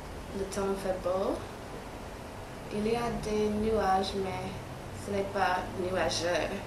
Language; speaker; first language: French; non-native, learner; English